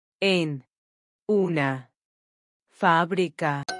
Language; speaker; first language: Spanish; non-native, learner; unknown